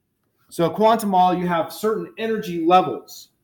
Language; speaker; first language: English; native; English